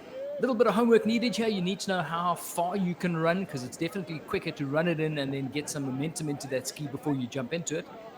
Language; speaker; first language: English; native; English